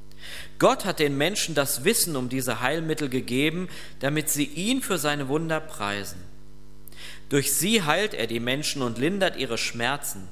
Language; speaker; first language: German; native; German